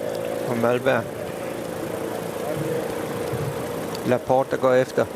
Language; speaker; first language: Danish; native; Danish